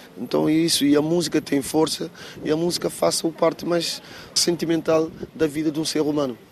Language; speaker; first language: Portuguese; non-native, local second language; Kabuverdianu